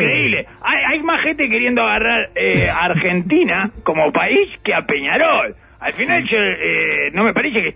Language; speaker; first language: Spanish; native; Spanish